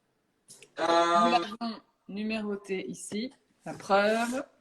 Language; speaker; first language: French; native; French